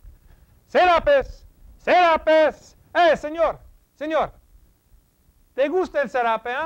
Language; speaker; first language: Spanish; non-native, fluent; English